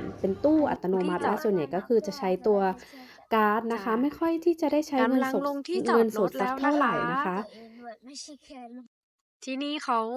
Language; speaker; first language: Thai; native; Thai